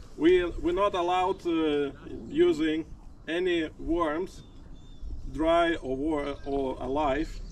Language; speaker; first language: English; non-native, fluent; Russian